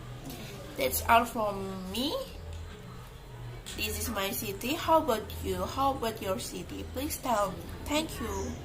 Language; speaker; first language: English; non-native, learner; Indonesian